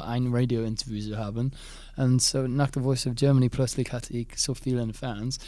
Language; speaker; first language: German; non-native, learner; English